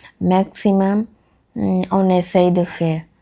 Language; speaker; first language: French; non-native, learner; Tamil